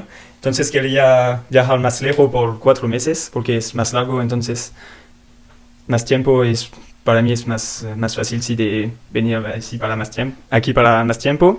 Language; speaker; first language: Spanish; non-native, learner; French